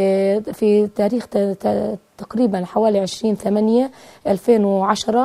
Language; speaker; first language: Arabic; native; Arabic